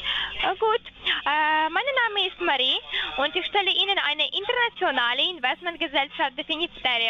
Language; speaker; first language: German; non-native, learner; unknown